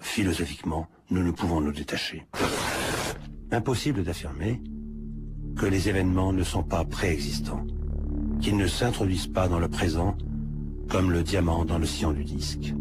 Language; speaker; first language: French; native; French